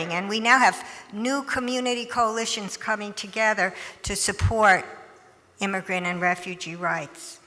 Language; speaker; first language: English; native; English